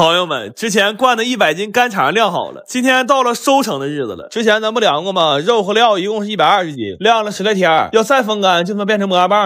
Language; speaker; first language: Chinese; native; Chinese